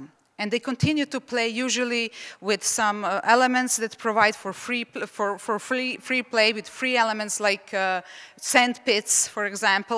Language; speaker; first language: English; non-native, fluent; Czech